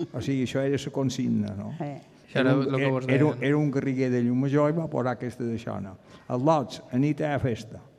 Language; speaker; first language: Catalan; native; Catalan